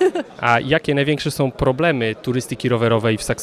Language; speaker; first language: Polish; native; Polish